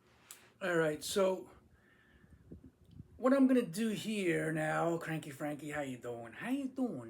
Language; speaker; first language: English; native; English